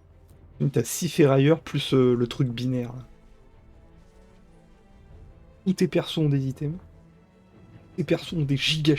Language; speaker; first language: French; native; French